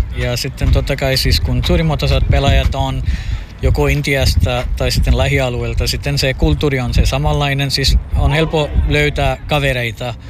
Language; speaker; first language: Finnish; non-native, fluent; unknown